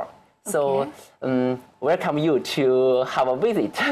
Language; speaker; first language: English; non-native, learner; Chinese